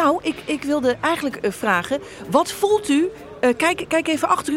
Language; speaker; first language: Dutch; native; Dutch